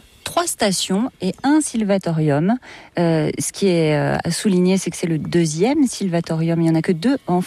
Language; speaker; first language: French; native; French